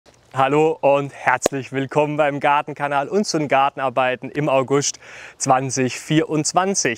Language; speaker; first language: German; native; German